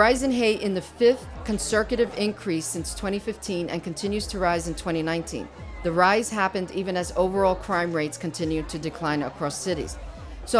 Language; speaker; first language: English; early bilingual, other home language; Spanish